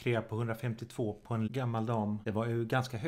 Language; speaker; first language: Swedish; native; Swedish